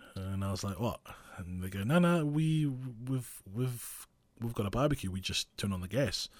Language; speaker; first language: English; non-native, local second language; Māori